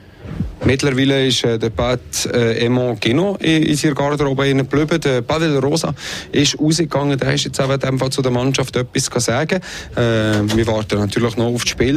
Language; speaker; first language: German; native; German